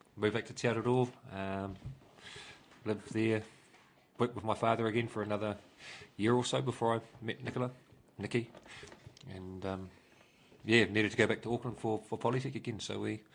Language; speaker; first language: English; native; English